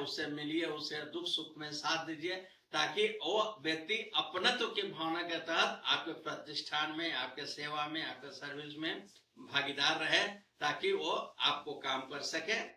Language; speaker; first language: Hindi; native; Hindi